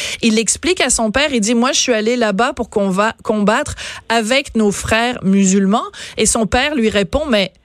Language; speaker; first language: French; native; French